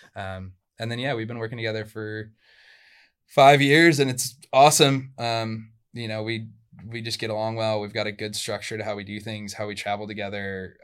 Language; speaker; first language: English; early bilingual, other home language; Spanish